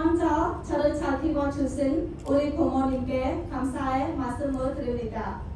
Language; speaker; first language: Korean; non-native, learner; Khmer